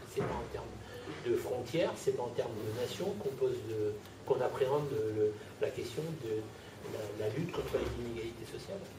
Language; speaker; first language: French; native; French